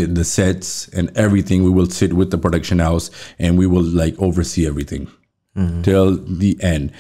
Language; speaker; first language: English; native; English